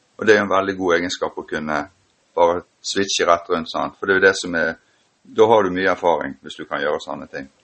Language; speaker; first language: Norwegian; native; Norwegian